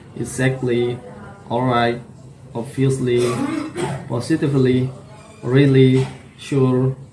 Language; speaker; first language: English; non-native, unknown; Indonesian